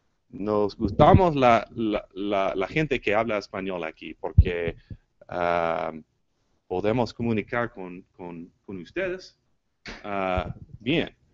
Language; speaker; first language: Spanish; non-native, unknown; English